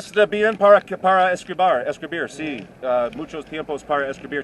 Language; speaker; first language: Spanish; non-native, learner; English